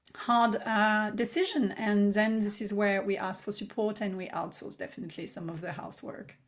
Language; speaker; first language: English; non-native, fluent; French